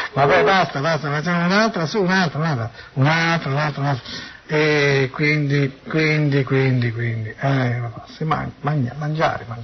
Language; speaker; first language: Italian; native; Italian